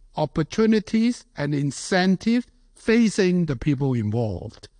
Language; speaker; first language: English; non-native, local second language; Cantonese